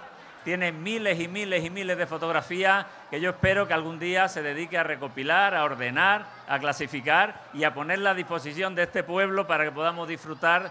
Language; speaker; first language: Spanish; native; Spanish